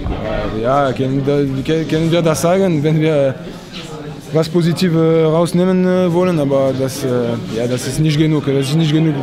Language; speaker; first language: German; non-native, learner; French